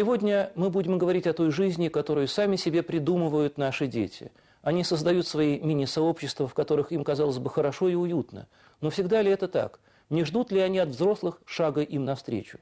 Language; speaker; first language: Russian; native; Russian